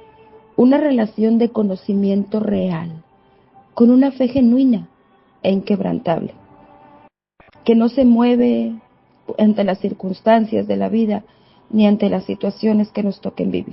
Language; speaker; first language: Spanish; native; Spanish